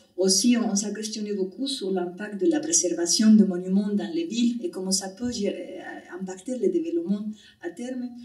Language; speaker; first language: French; non-native, fluent; Spanish